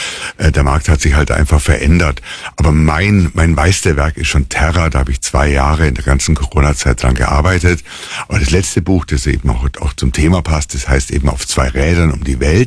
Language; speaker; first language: German; native; German